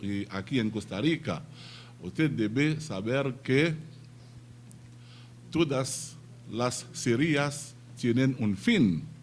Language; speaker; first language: Spanish; non-native, learner; Haitian Creole